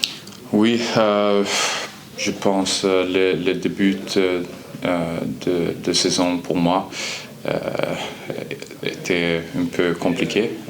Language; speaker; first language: French; non-native, learner; Swedish